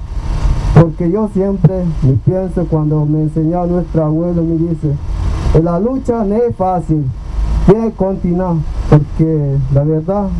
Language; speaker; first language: Spanish; non-native, local second language; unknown